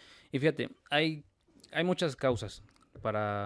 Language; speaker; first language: Spanish; native; Spanish